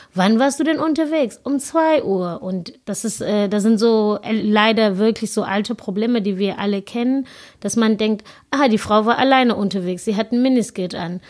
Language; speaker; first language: German; non-native, fluent; Zulu